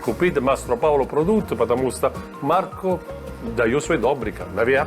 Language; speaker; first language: Russian; non-native, learner; Italian